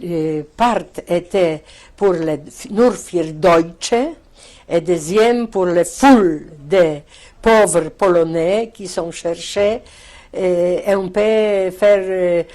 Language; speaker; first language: French; non-native, learner; Polish